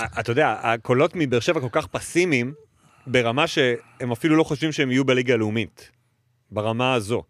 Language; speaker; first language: Hebrew; native; Hebrew